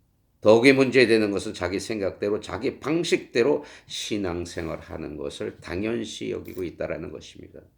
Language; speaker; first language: Korean; native; Korean